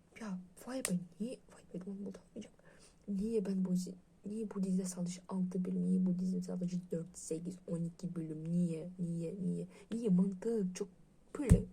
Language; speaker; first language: Turkish; non-native, learner; Russian